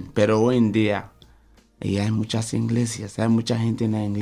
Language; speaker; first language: Spanish; non-native, fluent; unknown